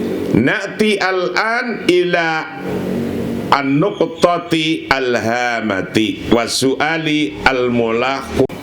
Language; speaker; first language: Arabic; non-native, fluent; Indonesian